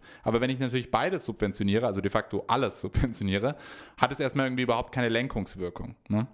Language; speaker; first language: German; native; German